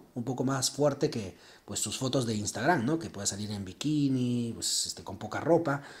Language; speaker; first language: Spanish; native; Spanish